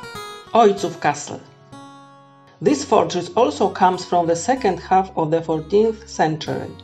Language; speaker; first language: English; non-native, fluent; Polish